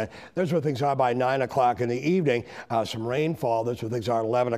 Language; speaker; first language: English; native; English